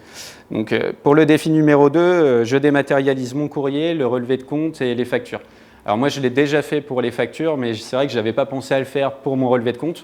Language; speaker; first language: French; native; French